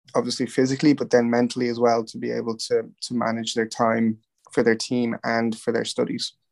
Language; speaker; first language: English; native; English